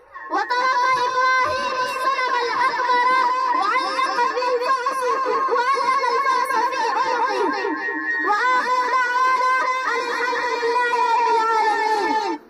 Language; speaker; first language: Arabic; non-native, learner; Urdu